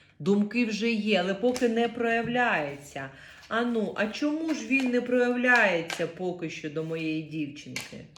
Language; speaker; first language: Ukrainian; non-native, local second language; Russian